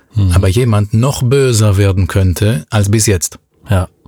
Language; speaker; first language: German; non-native, fluent; Hebrew